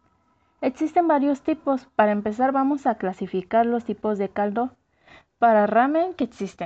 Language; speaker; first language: Spanish; native; Spanish